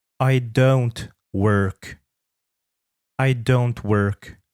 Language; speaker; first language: English; non-native, fluent; Polish